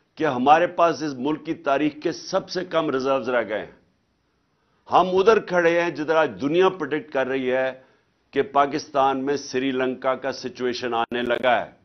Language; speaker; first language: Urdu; native; Urdu